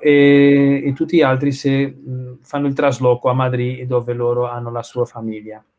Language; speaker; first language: Italian; non-native, learner; Spanish